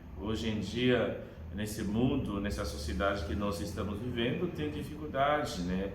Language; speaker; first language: Portuguese; non-native, fluent; Haitian Creole